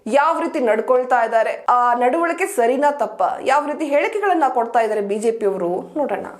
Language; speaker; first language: Kannada; native; Kannada